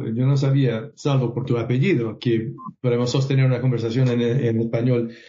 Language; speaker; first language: Spanish; non-native, fluent; English